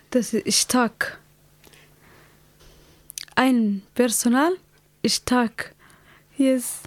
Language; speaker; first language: German; non-native, learner; Somali